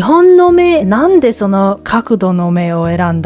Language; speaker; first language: Japanese; non-native, learner; English